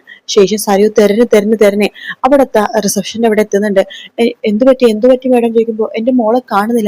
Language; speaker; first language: Malayalam; native; Malayalam